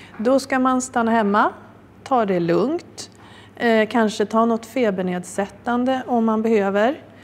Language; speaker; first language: Swedish; native; Swedish